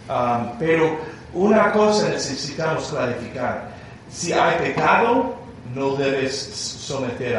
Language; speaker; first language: Spanish; non-native, learner; English